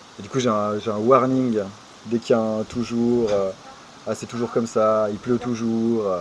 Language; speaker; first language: French; native; French